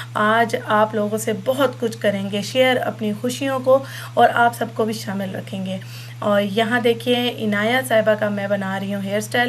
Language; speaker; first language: Urdu; native; Urdu